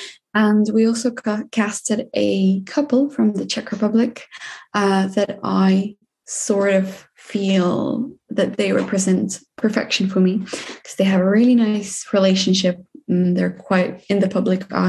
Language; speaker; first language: English; non-native, fluent; Czech